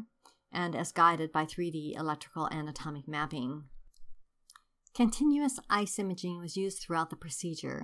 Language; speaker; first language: English; native; English